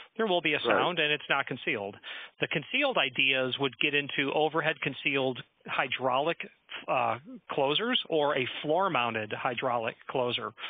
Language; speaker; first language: English; native; English